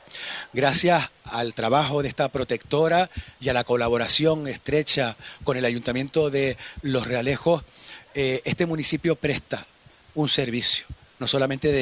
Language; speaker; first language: Spanish; native; Spanish